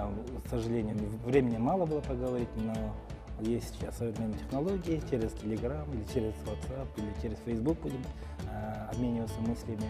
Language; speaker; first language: Russian; non-native, local second language; Kyrgyz